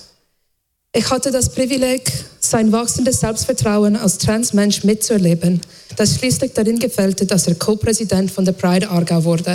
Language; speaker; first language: German; non-native, fluent; English